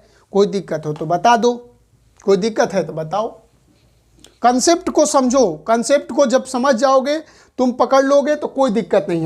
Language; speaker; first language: Hindi; native; Hindi